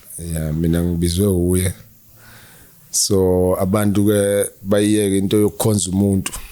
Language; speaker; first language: Zulu; native; Zulu